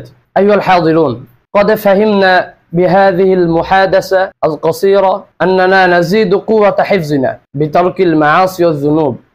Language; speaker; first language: Arabic; non-native, learner; Bangla